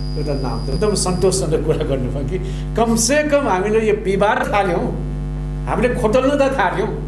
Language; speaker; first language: Nepali; non-native, local second language; Limburgish